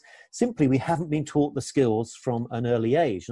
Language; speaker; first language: English; native; English